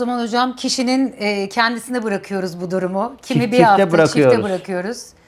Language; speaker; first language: Turkish; native; Turkish